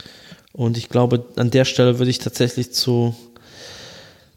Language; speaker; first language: German; native; German